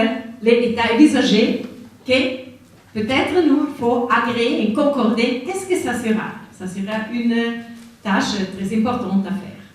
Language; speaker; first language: French; non-native, fluent; Spanish